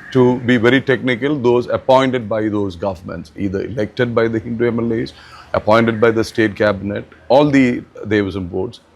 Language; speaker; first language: English; non-native, local second language; Malayalam